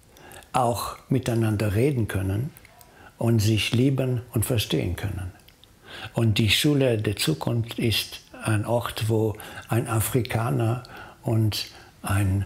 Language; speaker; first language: German; non-native, fluent; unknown